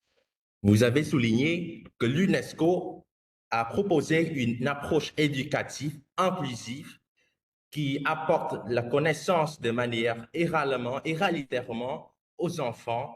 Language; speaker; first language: French; non-native, fluent; Vietnamese